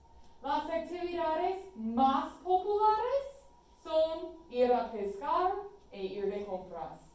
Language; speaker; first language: Spanish; non-native, fluent; English